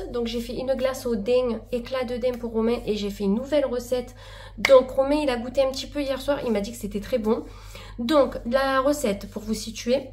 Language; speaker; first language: French; native; French